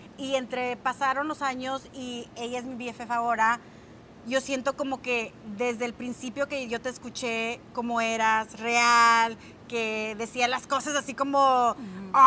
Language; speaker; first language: Spanish; early bilingual, other home language; English